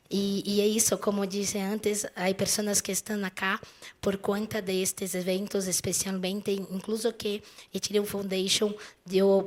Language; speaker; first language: Spanish; non-native, fluent; Portuguese